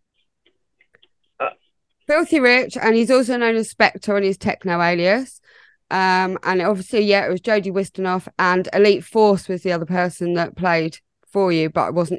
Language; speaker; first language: English; native; English